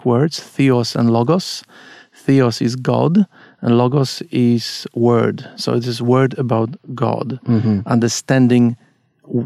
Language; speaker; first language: English; non-native, fluent; Polish